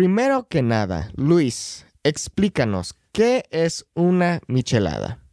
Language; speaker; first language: Spanish; non-native, fluent; English